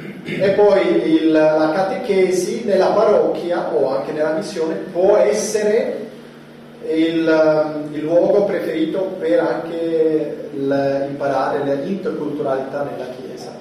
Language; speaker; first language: Italian; non-native, fluent; German